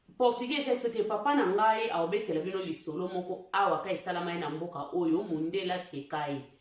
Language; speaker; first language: Lingala; early bilingual, heritage; Lingala